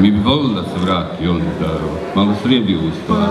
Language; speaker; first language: Bosnian; native; Bosnian